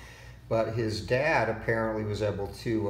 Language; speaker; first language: English; native; English